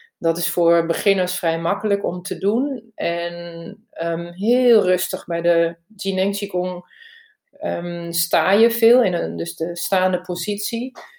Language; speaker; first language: Dutch; non-native, fluent; German